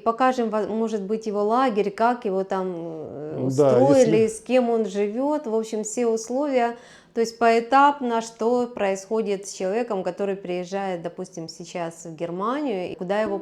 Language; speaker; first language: Russian; native; Russian